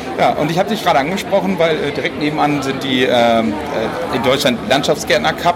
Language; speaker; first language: German; native; German